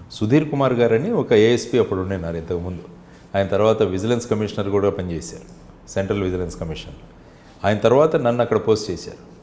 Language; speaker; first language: Telugu; native; Telugu